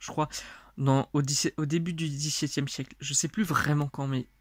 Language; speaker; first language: French; non-native, fluent; Russian